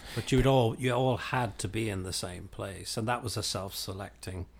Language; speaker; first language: English; native; English